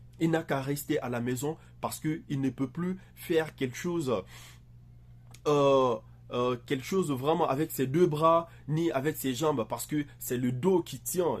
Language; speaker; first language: French; native; French